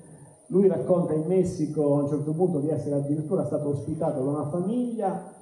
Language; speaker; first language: Italian; native; Italian